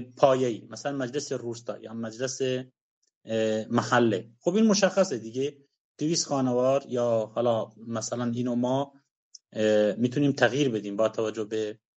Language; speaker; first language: Persian; non-native, local second language; Kurdish